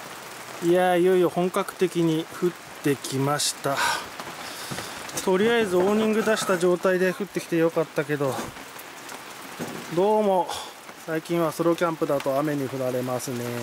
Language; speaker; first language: Japanese; native; Japanese